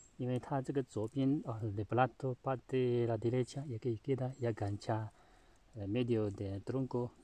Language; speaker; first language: Spanish; non-native, learner; Chinese